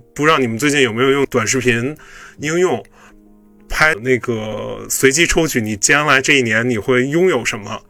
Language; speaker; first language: Chinese; native; Chinese